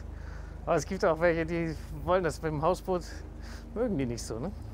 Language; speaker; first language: German; native; German